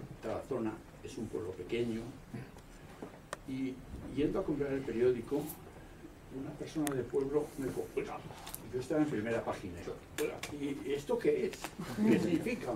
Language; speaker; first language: Spanish; native; Spanish